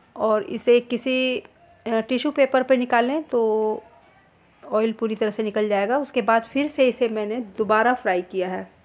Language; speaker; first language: Hindi; native; Hindi